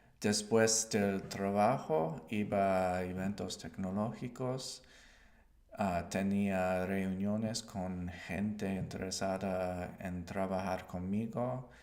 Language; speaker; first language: Spanish; non-native, learner; English